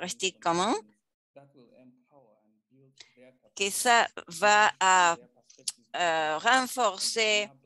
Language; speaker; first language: French; non-native, fluent; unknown